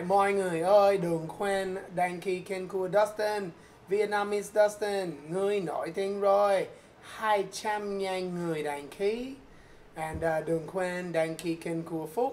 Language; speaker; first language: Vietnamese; non-native, learner; English